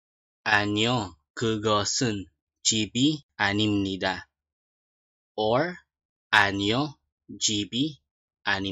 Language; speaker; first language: Korean; non-native, learner; Filipino